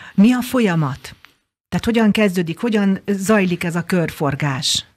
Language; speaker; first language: Hungarian; native; Hungarian